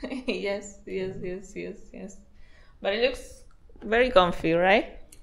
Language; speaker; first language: English; non-native, fluent; Spanish